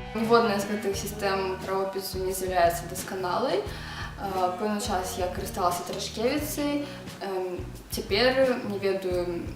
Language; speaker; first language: Belarusian; non-native, local second language; Russian